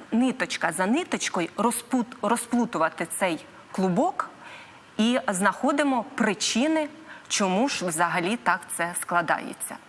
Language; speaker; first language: Ukrainian; native; Ukrainian